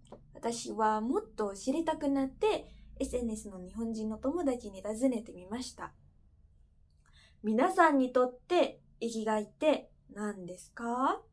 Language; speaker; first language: Japanese; non-native, fluent; Indonesian